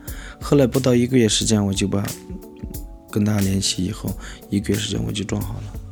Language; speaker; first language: Chinese; native; Chinese